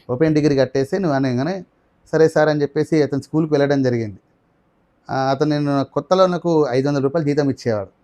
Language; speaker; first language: Telugu; non-native, local second language; Marathi